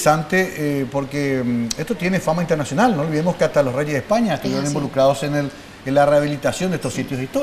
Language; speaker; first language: Spanish; native; Spanish